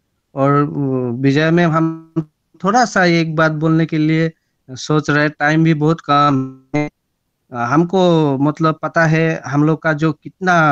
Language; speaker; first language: Hindi; non-native, local second language; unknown